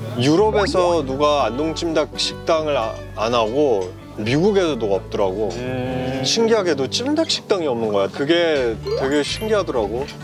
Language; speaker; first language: Korean; early bilingual, heritage; Korean